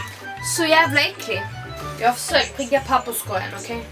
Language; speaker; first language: Swedish; native; Swedish